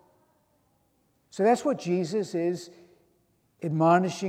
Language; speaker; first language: English; native; English